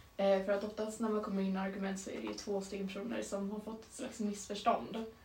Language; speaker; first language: Swedish; native; Swedish